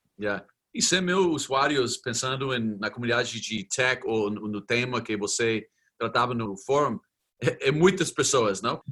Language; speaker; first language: Portuguese; non-native, fluent; English